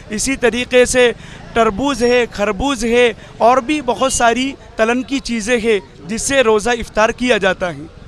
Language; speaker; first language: Urdu; native; Urdu